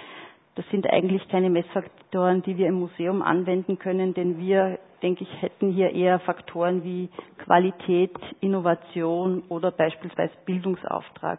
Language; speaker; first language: German; native; German